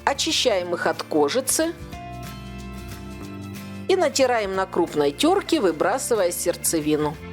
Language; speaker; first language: Russian; native; Russian